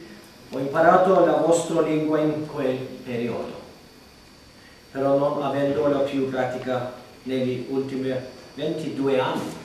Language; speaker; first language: Italian; non-native, learner; Turkish